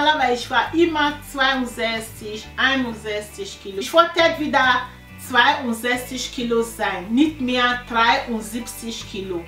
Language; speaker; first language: German; non-native, learner; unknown